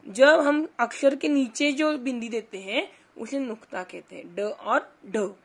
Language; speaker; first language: Hindi; non-native, local second language; Marathi